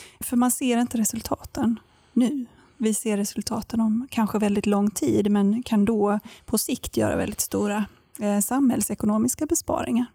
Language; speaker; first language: Swedish; native; Swedish